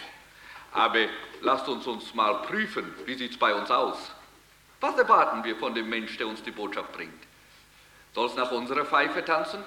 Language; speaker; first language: German; early bilingual, heritage; German